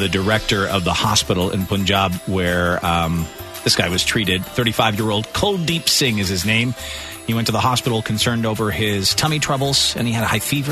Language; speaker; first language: English; native; English